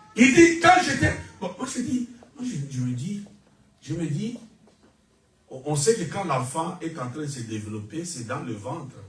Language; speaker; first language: French; non-native, local second language; Lingala